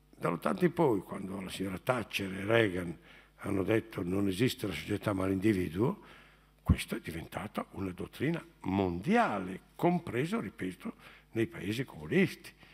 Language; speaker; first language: Italian; native; Italian